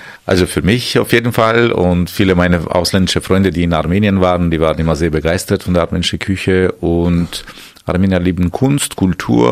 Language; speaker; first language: German; non-native, fluent; Armenian